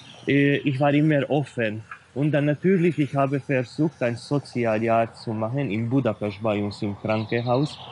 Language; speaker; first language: German; non-native, fluent; Hungarian